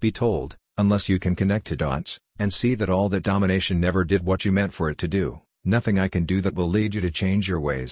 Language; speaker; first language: English; non-native, fluent; Hungarian